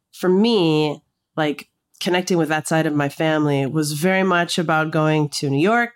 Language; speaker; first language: English; native; English